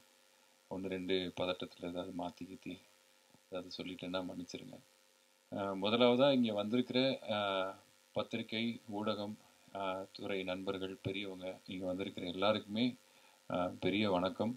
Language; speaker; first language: Tamil; native; Tamil